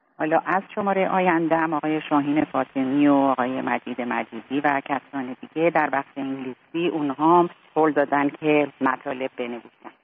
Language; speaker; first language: Persian; native; Persian